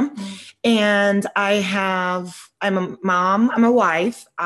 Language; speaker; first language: English; non-native, fluent; Spanish